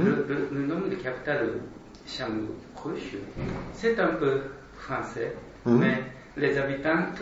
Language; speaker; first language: French; non-native, learner; Japanese